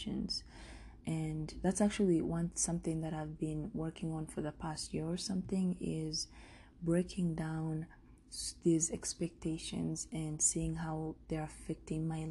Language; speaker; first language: English; non-native, local second language; Kinyarwanda